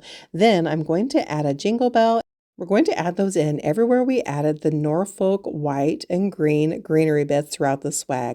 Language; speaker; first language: English; native; English